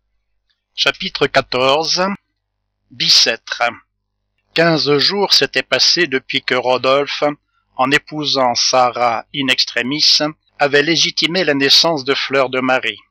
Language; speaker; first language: French; native; French